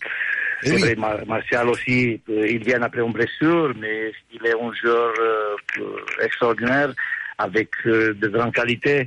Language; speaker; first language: French; non-native, fluent; Romanian